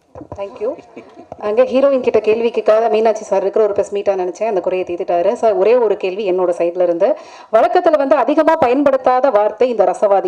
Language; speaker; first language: Tamil; native; Tamil